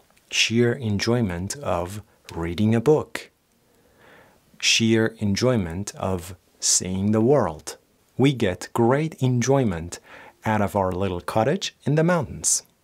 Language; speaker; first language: English; non-native, fluent; Persian